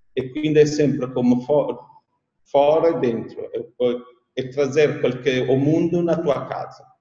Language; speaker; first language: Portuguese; non-native, learner; Italian